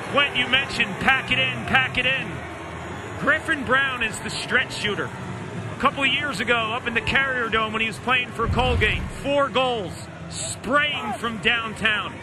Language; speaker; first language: English; native; English